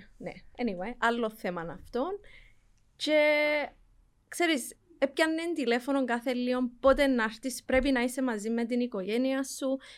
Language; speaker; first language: Greek; early bilingual, heritage; Greek